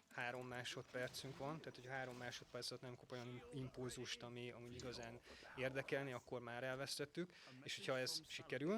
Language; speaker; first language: Hungarian; native; Hungarian